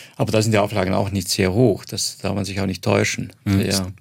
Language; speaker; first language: German; non-native, fluent; Croatian